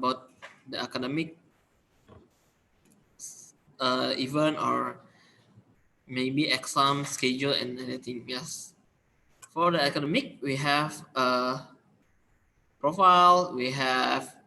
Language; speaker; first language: English; non-native, learner; Indonesian